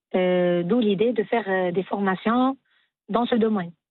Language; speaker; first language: French; non-native, local second language; Arabic